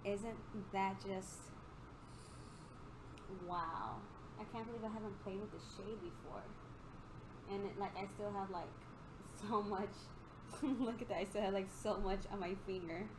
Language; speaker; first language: English; native; English